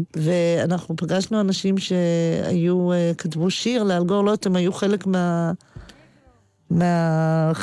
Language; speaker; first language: Hebrew; native; Hebrew